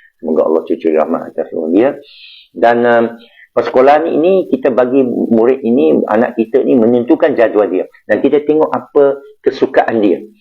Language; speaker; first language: Malay; non-native, local second language; Chinese